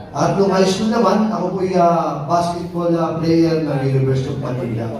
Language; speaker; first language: Filipino; native; Filipino